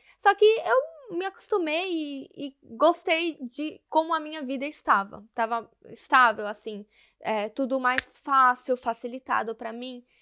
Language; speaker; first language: Portuguese; native; Portuguese